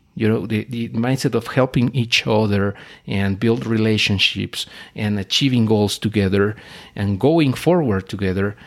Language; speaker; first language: English; non-native, fluent; Spanish